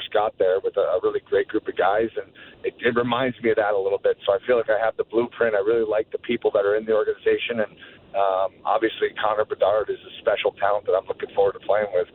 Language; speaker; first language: English; native; English